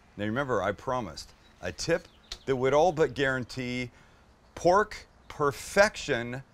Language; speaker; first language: English; native; English